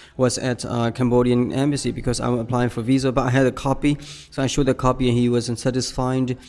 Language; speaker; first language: English; non-native, fluent; Burmese